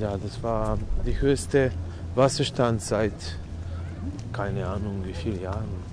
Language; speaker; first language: German; non-native, fluent; Serbian